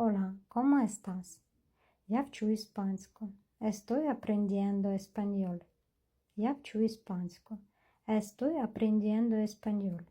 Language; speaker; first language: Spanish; non-native, learner; Ukrainian